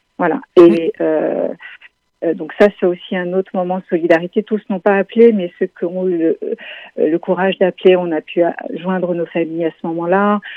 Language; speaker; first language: French; native; French